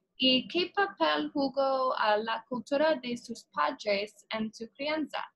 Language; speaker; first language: Spanish; non-native, learner; English